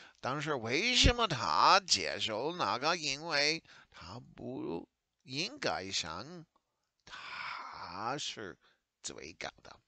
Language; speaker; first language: Chinese; non-native, learner; English